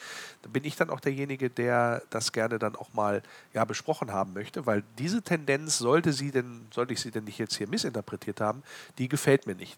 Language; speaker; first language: German; native; German